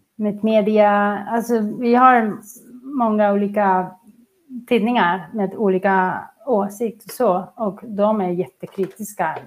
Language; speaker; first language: Swedish; non-native, fluent; Spanish